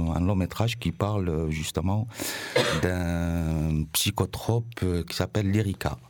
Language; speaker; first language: French; non-native, local second language; Arabic